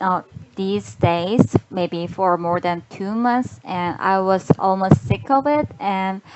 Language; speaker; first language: English; non-native, learner; Korean